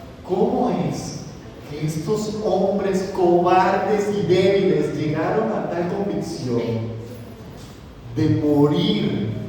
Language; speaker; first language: Spanish; native; Spanish